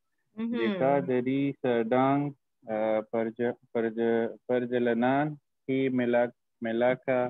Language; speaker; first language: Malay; non-native, learner; Arabic